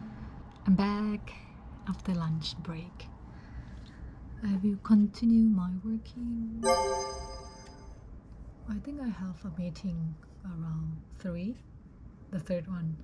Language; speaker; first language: English; non-native, fluent; Lao